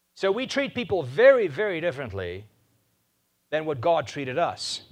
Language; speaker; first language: English; non-native, local second language; Afrikaans